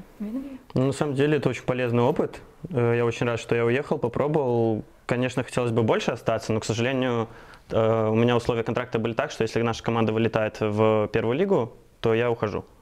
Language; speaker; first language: Russian; native; Russian